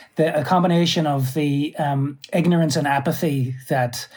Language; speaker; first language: English; native; English